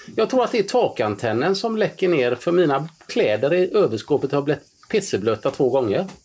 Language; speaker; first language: Swedish; native; Swedish